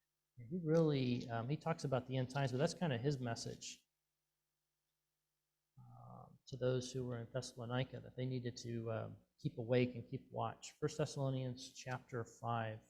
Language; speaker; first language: English; native; English